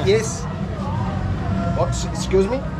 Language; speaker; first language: English; non-native, learner; Arabic